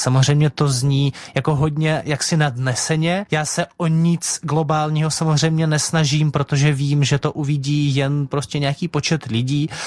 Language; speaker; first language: Czech; non-native, fluent; Russian